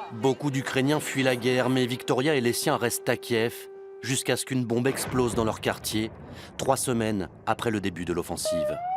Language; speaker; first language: French; native; French